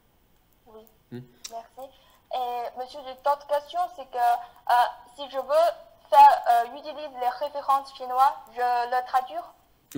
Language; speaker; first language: French; non-native, fluent; Chinese